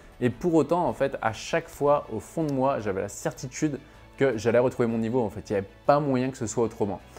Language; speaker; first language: French; native; French